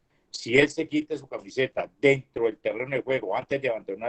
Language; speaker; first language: Spanish; native; Spanish